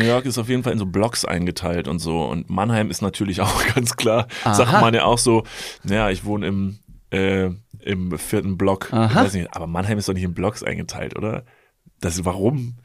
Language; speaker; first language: German; native; German